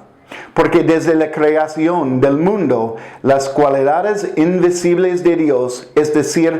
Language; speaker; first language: Spanish; non-native, fluent; English